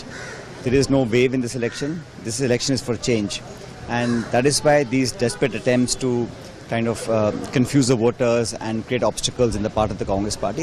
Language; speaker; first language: English; non-native, local second language; Hindi